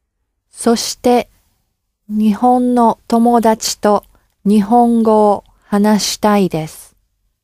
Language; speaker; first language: Japanese; non-native, learner; English